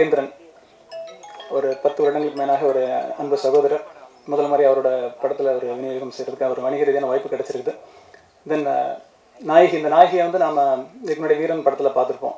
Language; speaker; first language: Tamil; native; Tamil